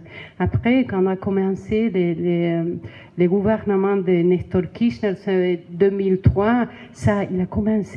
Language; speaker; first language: French; non-native, learner; Spanish